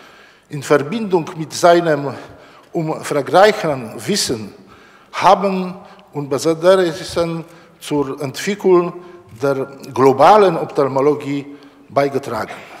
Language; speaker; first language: German; non-native, learner; Polish